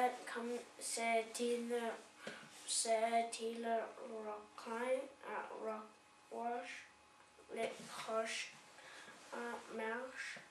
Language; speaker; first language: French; non-native, learner; English